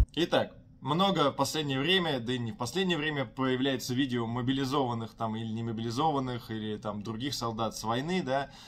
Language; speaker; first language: Russian; native; Russian